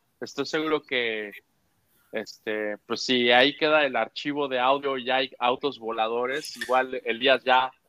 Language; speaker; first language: Spanish; native; Spanish